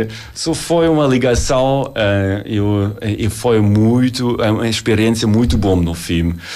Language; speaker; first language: Portuguese; non-native, learner; German